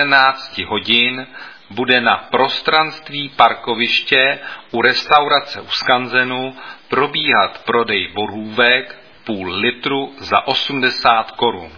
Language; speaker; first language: Czech; native; Czech